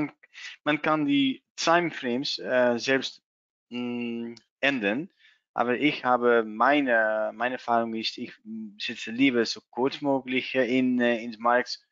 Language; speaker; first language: German; non-native, learner; Dutch